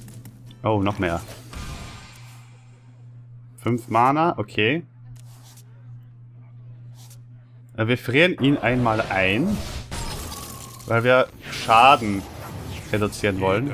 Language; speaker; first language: German; native; German